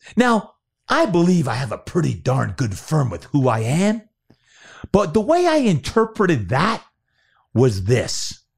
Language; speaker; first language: English; native; English